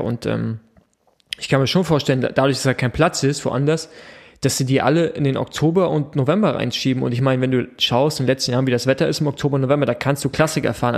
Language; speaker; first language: German; native; German